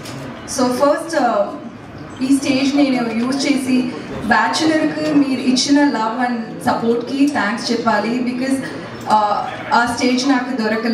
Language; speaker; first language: Telugu; non-native, learner; Tamil